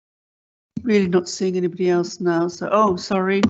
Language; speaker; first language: English; native; English